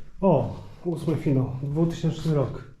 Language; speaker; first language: Polish; native; Polish